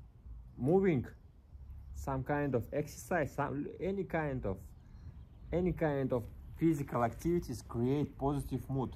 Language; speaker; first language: English; non-native, learner; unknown